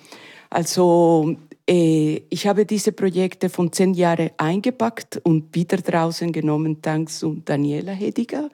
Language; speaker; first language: German; non-native, learner; Spanish